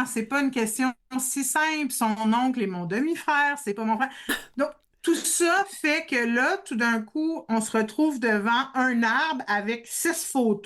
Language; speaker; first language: French; native; French